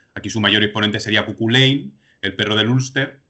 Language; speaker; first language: Spanish; native; Spanish